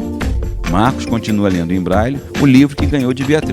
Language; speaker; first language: Portuguese; native; Portuguese